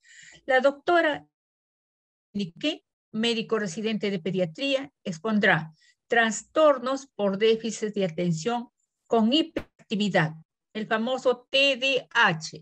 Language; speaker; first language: Spanish; native; Spanish